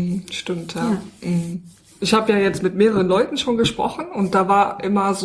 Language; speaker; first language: German; native; German